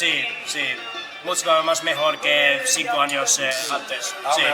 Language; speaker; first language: Spanish; non-native, learner; Finnish